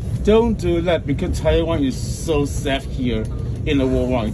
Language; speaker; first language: English; non-native, learner; Chinese